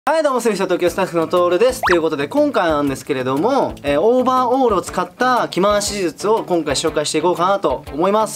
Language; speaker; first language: Japanese; native; Japanese